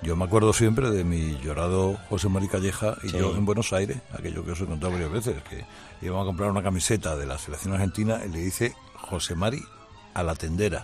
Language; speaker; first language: Spanish; native; Spanish